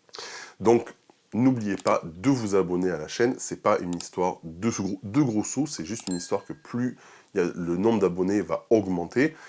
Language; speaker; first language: French; native; French